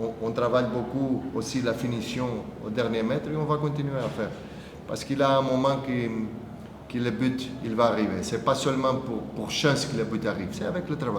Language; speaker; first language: French; non-native, fluent; Portuguese